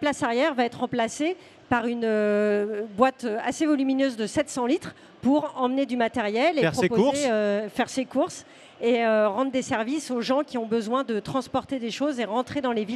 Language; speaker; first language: French; native; French